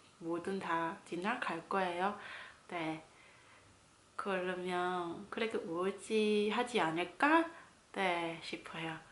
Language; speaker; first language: Korean; non-native, fluent; Cantonese